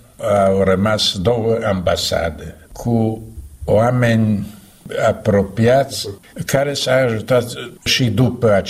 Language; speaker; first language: Romanian; non-native, learner; Slovak